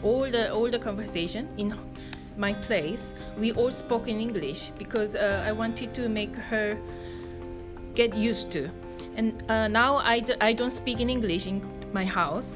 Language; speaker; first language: English; non-native, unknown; Korean